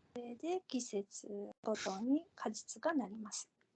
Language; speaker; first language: Japanese; non-native, fluent; Korean